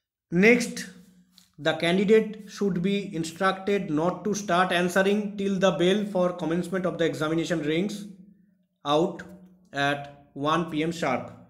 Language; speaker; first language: English; non-native, local second language; Bangla